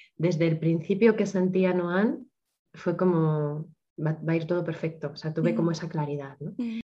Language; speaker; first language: Spanish; native; Spanish